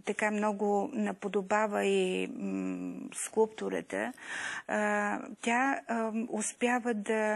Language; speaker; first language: Bulgarian; native; Bulgarian